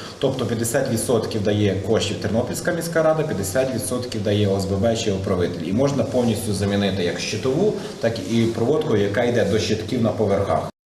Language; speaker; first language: Ukrainian; native; Ukrainian